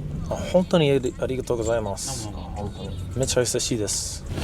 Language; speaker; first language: Japanese; non-native, learner; English